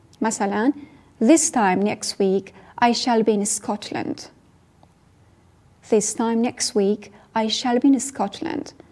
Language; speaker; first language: English; non-native, fluent; Persian